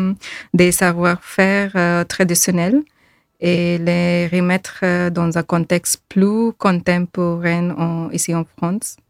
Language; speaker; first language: French; non-native, fluent; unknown